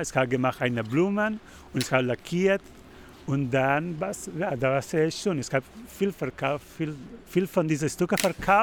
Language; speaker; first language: German; non-native, learner; Spanish